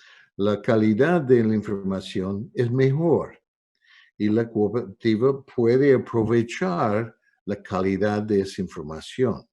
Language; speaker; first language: Spanish; non-native, fluent; English